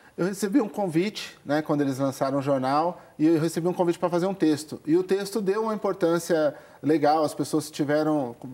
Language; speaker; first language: Portuguese; native; Portuguese